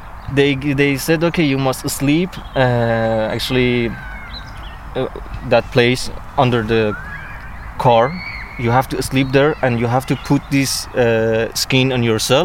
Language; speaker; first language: English; non-native, learner; Persian